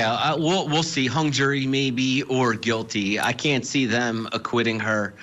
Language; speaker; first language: English; native; English